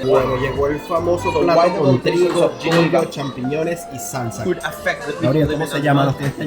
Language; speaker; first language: Spanish; native; Spanish